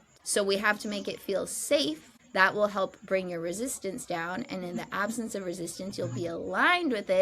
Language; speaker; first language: English; native; English